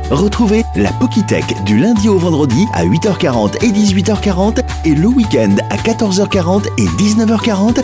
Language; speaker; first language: French; native; French